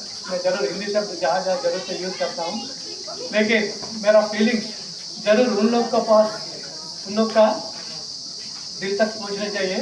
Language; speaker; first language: Hindi; non-native, local second language; Telugu